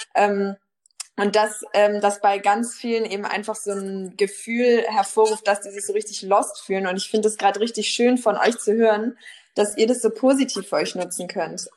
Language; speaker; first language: German; early bilingual, other home language; Turkish